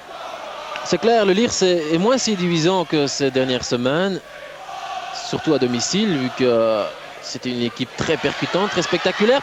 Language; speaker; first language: French; native; French